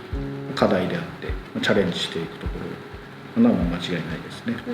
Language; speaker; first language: Japanese; native; Japanese